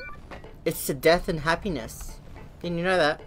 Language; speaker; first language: English; native; English